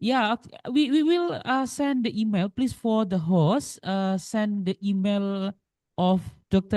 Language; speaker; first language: English; non-native, local second language; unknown